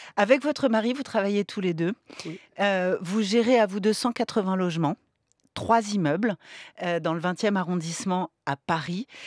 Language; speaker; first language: French; native; French